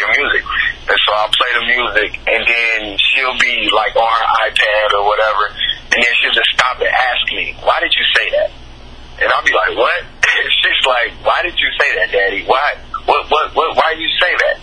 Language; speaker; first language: English; native; English